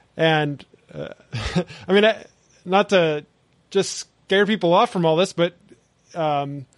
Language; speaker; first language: English; native; English